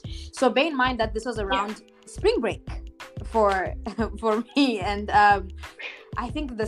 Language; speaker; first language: English; non-native, local second language; Shona